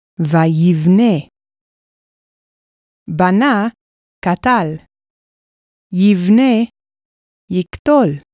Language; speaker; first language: Hebrew; non-native, fluent; English